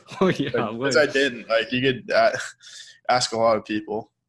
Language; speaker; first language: English; native; English